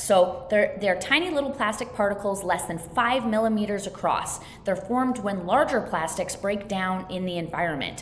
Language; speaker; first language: English; native; English